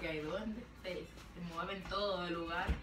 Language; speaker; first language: Spanish; native; Spanish